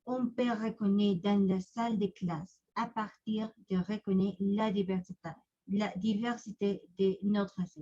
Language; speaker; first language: French; non-native, learner; Spanish